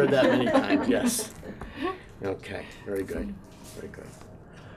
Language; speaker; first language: English; native; English